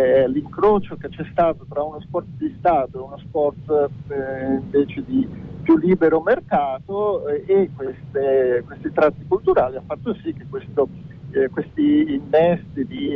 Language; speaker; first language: Italian; early bilingual, other home language; Chinese